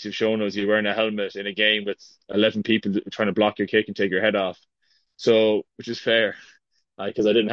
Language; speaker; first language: English; native; English